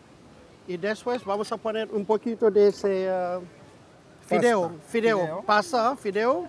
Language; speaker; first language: Spanish; non-native, learner; English